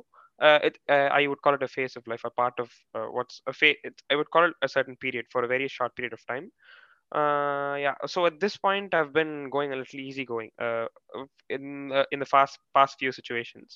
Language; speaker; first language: English; non-native, local second language; Tamil